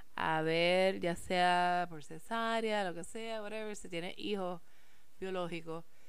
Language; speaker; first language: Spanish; early bilingual, heritage; Spanish